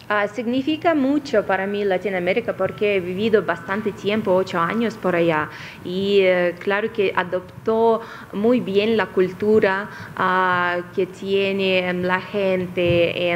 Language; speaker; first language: Spanish; non-native, fluent; Russian